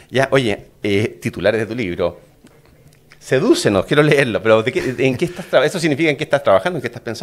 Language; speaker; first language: Spanish; native; Spanish